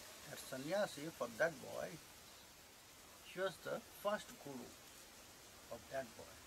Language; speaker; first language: English; non-native, local second language; Bangla